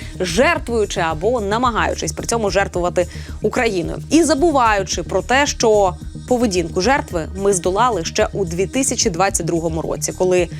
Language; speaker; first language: Ukrainian; native; Ukrainian